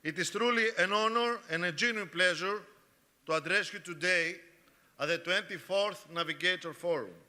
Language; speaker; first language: English; non-native, fluent; Greek